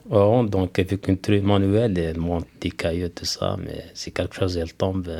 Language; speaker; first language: French; non-native, local second language; Kabyle